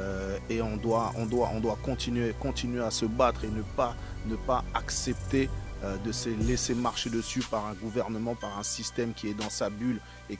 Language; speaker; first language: French; native; French